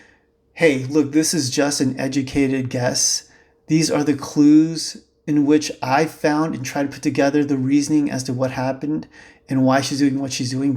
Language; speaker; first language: English; native; English